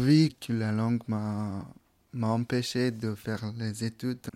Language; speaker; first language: French; non-native, fluent; Persian